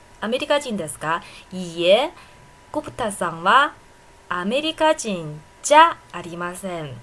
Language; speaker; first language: Japanese; non-native, fluent; Chinese